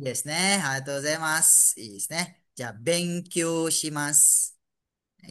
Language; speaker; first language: Japanese; non-native, fluent; Malay